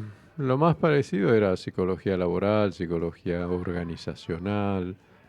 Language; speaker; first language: Spanish; native; Spanish